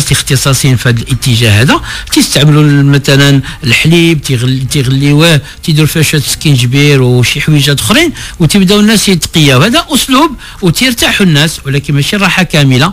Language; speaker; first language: Arabic; native; Arabic